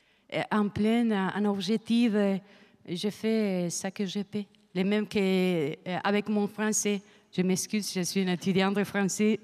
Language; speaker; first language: French; non-native, learner; Spanish